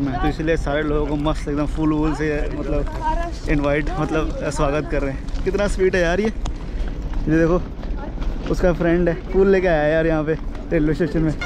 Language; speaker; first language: Hindi; native; Hindi